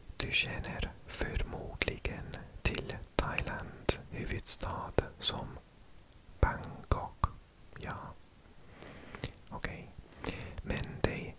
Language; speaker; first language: Swedish; non-native, learner; English